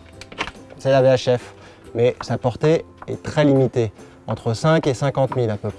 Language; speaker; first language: French; native; French